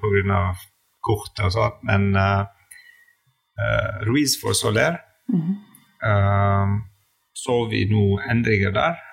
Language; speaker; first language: Norwegian; non-native, fluent; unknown